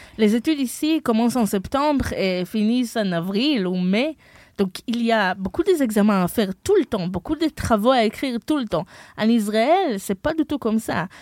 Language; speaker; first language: French; non-native, fluent; Hebrew